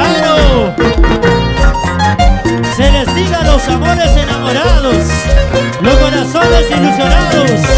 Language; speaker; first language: Spanish; native; Spanish